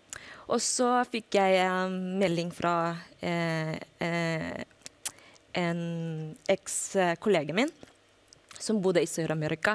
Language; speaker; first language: Norwegian; non-native, fluent; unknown